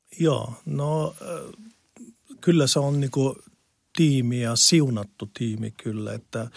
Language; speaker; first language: Finnish; non-native, learner; Arabic